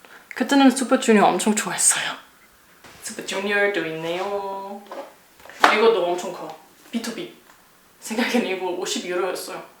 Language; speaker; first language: Korean; non-native, learner; German